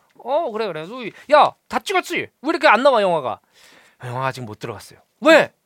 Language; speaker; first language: Korean; native; Korean